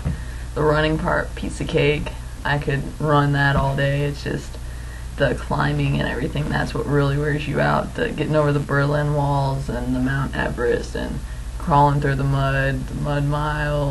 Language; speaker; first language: English; native; English